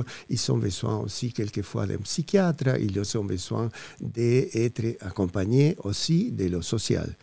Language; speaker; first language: French; non-native, fluent; Spanish